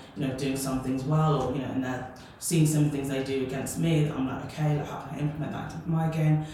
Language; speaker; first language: English; native; English